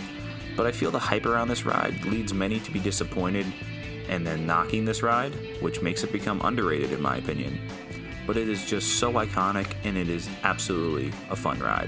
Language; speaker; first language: English; native; English